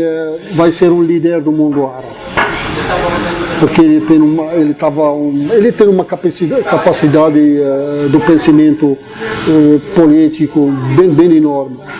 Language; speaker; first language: Portuguese; non-native, fluent; Arabic